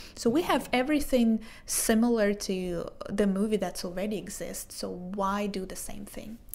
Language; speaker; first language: English; non-native, fluent; Hebrew